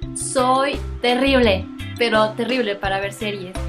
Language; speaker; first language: Spanish; native; Spanish